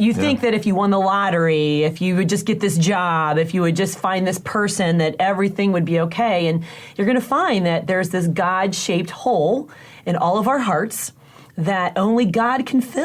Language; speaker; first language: English; native; English